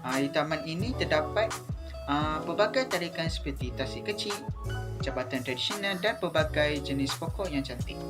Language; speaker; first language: Malay; native; Malay